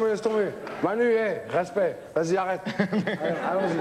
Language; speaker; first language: French; native; French